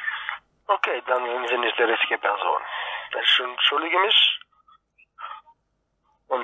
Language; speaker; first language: German; non-native, fluent; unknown